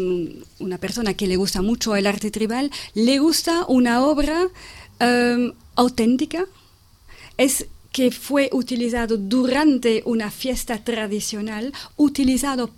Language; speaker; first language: Spanish; non-native, fluent; French